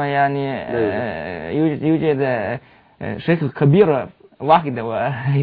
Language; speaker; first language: Arabic; non-native, learner; Chinese